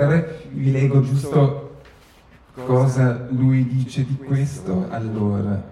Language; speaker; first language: Italian; native; Italian